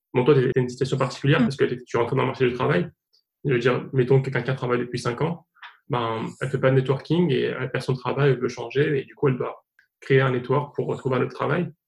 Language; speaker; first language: French; native; French